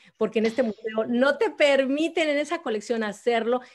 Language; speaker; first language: Spanish; native; Spanish